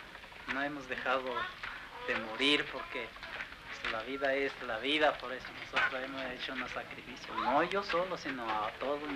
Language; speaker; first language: Spanish; non-native, local second language; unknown